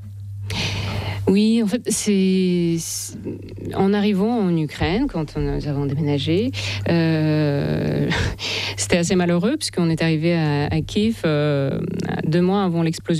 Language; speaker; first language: French; non-native, fluent; Russian